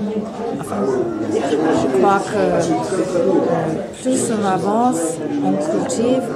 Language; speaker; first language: French; non-native, fluent; English